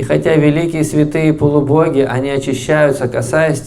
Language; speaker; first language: Russian; native; Russian